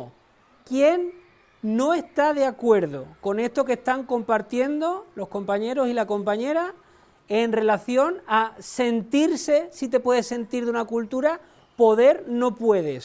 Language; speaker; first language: Spanish; native; Spanish